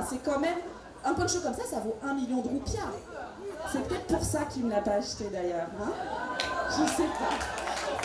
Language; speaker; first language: French; native; French